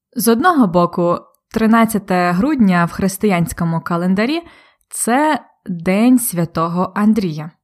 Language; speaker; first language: Ukrainian; native; Ukrainian